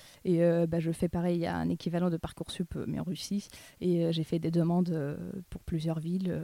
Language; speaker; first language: French; non-native, fluent; Russian